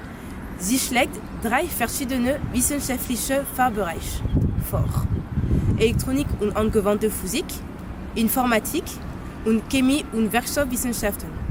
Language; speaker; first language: German; non-native, learner; French